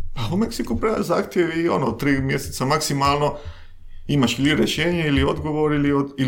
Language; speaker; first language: Croatian; non-native, fluent; Spanish